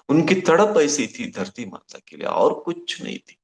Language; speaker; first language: Hindi; non-native, local second language; Kannada